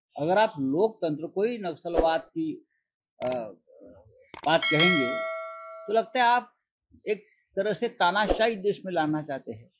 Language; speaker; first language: Hindi; non-native, local second language; Marathi